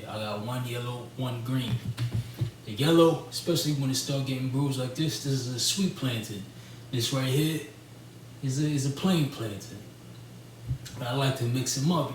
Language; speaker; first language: English; native; English